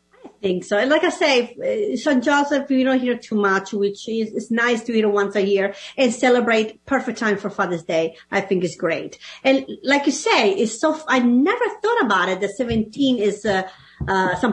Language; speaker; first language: English; non-native, fluent; Italian